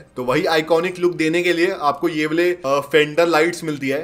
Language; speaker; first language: Hindi; native; Hindi